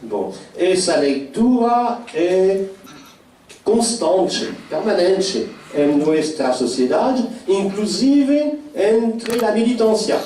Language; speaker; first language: Portuguese; non-native, fluent; French